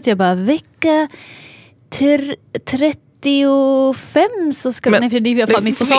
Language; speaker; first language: Swedish; native; Swedish